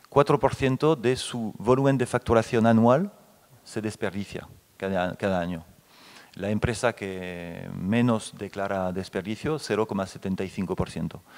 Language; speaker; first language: Spanish; non-native, fluent; French